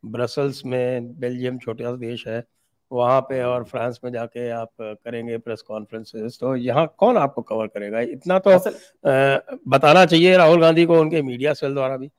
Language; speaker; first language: Hindi; native; Hindi